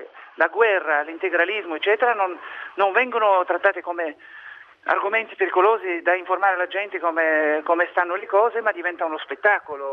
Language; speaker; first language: Italian; non-native, fluent; Arabic